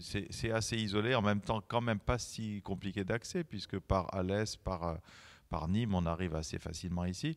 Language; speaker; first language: French; native; French